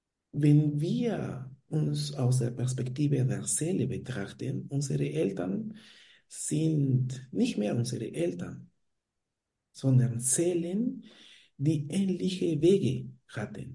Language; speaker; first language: German; non-native, fluent; Spanish